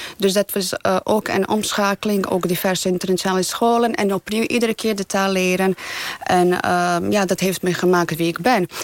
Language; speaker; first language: Dutch; non-native, fluent; Bosnian